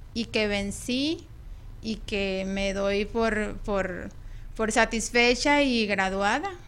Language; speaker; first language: Spanish; native; Spanish